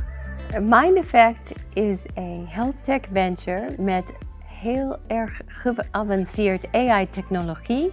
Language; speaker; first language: Dutch; non-native, learner; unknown